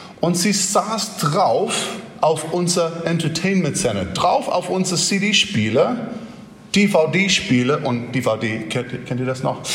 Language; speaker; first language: German; non-native, fluent; English